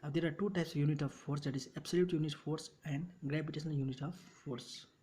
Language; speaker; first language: English; non-native, local second language; Nepali